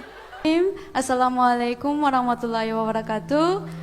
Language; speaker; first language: Indonesian; non-native, fluent; Korean